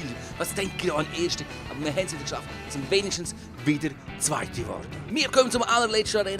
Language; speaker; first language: German; native; German